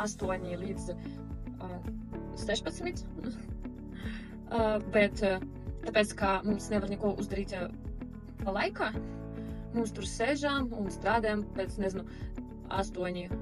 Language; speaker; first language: Latvian; early bilingual, heritage; Russian